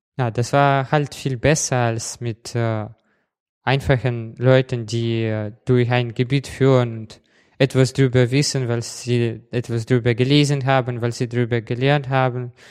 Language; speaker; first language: German; non-native, fluent; Russian